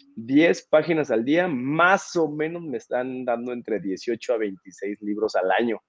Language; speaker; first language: Spanish; native; Spanish